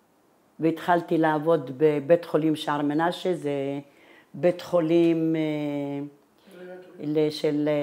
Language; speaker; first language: Hebrew; non-native, fluent; Italian